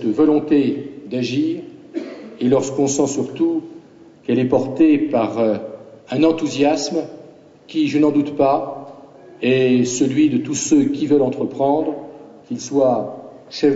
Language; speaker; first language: French; native; French